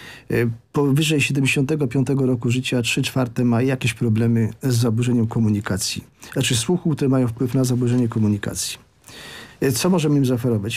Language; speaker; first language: Polish; native; Polish